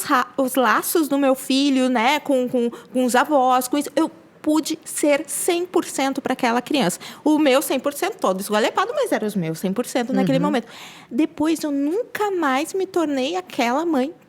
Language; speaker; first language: Portuguese; native; Portuguese